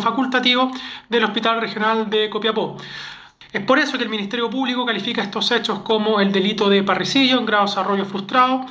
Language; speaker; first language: Spanish; native; Spanish